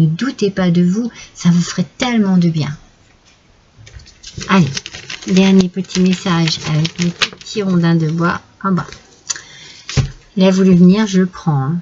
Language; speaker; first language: French; native; French